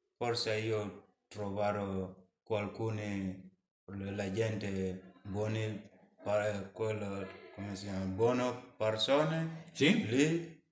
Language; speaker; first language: Italian; non-native, learner; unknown